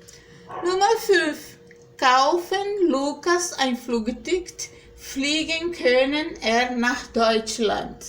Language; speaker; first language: German; non-native, fluent; Portuguese